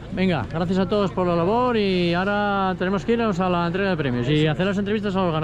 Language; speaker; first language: Spanish; native; Spanish